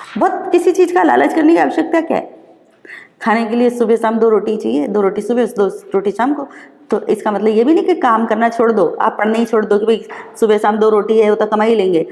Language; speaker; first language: Hindi; native; Hindi